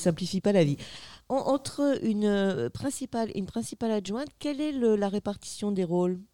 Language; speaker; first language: French; native; French